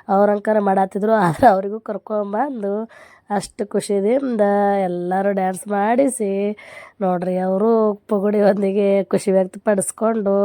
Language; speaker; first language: Kannada; native; Kannada